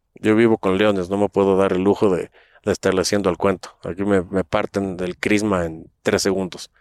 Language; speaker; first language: Spanish; native; Spanish